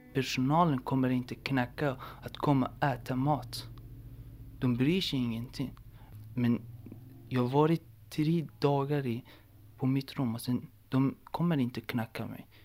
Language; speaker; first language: Swedish; non-native, learner; Persian